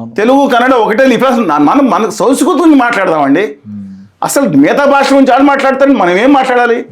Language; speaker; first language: Telugu; native; Telugu